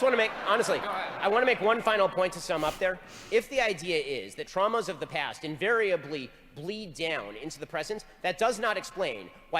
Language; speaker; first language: English; native; English